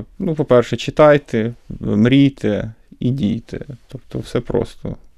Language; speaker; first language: Ukrainian; native; Ukrainian